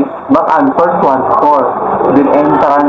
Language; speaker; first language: English; non-native, fluent; Filipino